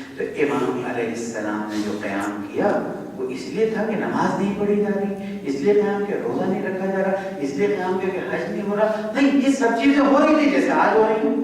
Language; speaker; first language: Urdu; non-native, local second language; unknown